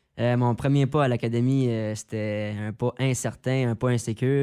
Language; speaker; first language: French; native; French